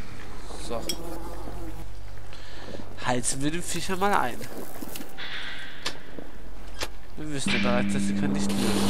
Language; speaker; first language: German; native; German